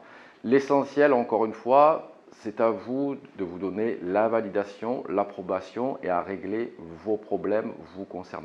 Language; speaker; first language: French; native; French